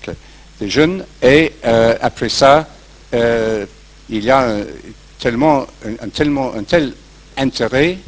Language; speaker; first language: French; non-native, fluent; English